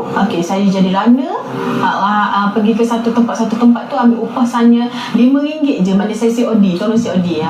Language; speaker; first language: Malay; native; Malay